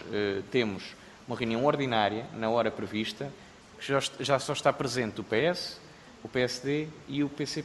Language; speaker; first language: Portuguese; native; Portuguese